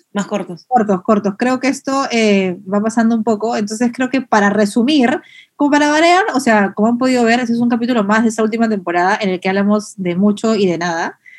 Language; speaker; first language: Spanish; native; Spanish